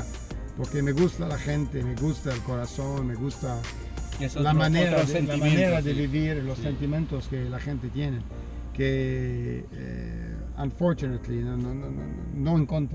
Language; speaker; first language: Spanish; non-native, learner; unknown